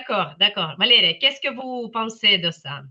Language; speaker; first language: French; non-native, fluent; Ukrainian